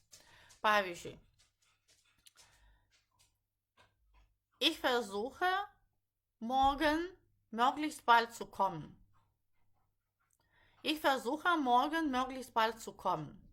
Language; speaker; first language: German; non-native, fluent; Lithuanian